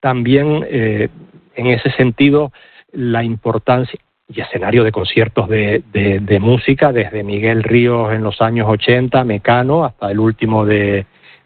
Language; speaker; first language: Spanish; native; Spanish